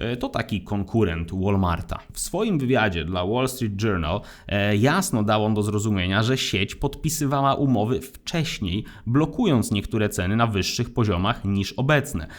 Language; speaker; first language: Polish; native; Polish